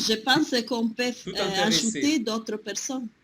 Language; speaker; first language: French; non-native, fluent; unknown